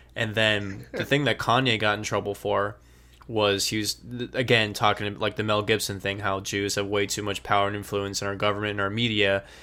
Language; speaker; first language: English; native; English